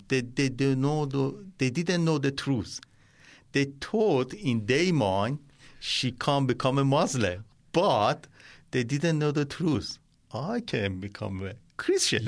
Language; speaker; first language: English; non-native, learner; Persian